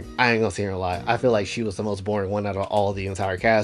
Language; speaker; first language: English; native; English